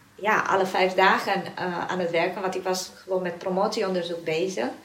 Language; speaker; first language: Dutch; non-native, fluent; Romanian